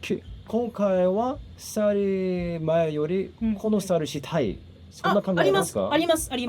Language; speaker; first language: Japanese; non-native, learner; English